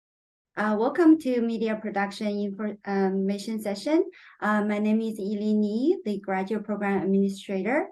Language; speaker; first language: English; non-native, fluent; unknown